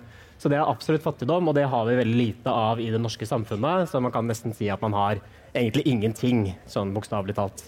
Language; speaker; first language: Norwegian; native; Norwegian